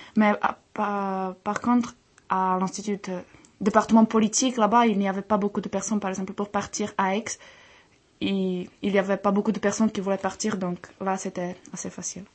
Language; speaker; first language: French; non-native, fluent; Czech